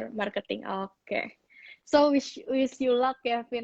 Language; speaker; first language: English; non-native, fluent; Indonesian